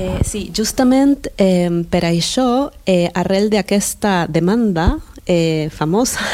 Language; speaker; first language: Catalan; non-native, fluent; Spanish